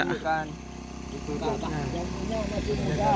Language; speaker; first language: Indonesian; non-native, local second language; Madurese